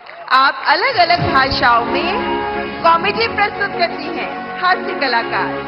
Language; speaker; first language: Hindi; native; Hindi